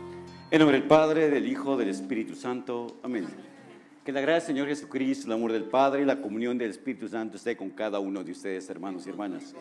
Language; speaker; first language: Spanish; native; Spanish